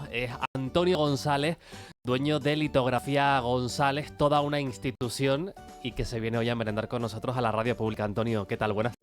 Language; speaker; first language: Spanish; native; Spanish